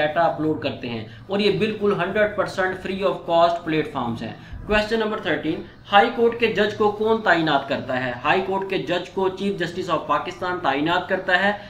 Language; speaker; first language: Urdu; non-native, local second language; Punjabi